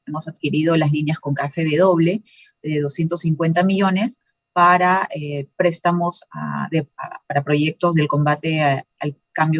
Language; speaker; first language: Spanish; native; Spanish